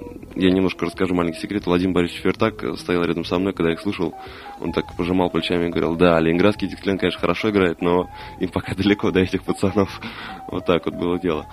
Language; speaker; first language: Russian; native; Russian